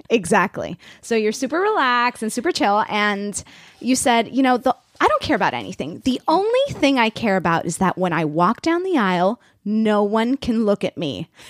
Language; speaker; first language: English; non-native, fluent; Spanish